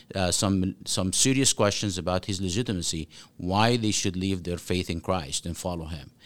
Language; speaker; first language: English; non-native, fluent; Arabic